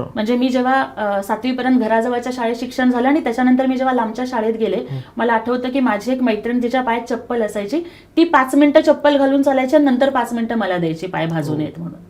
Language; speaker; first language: Marathi; non-native, local second language; Telugu